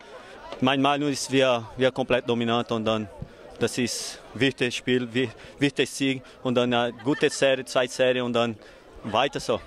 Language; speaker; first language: German; non-native, learner; Portuguese